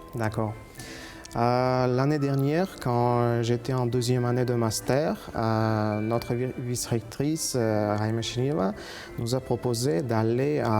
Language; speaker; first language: French; non-native, fluent; Uzbek